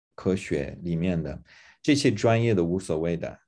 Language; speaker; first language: Chinese; non-native, fluent; English